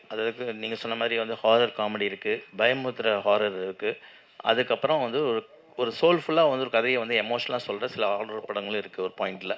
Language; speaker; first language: Tamil; native; Tamil